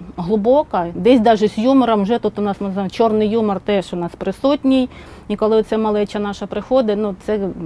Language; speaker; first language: Ukrainian; non-native, local second language; Russian